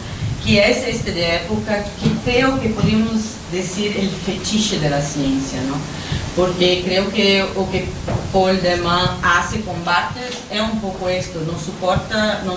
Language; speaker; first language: Spanish; non-native, fluent; Portuguese